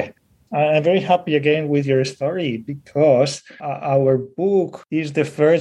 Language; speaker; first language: English; non-native, fluent; Spanish